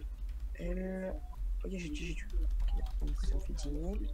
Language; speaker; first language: French; native; French